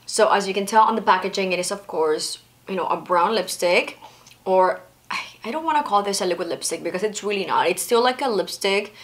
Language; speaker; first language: English; non-native, fluent; Spanish